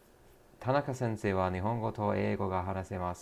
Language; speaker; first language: Japanese; non-native, learner; English